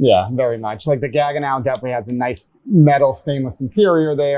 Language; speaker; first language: English; native; English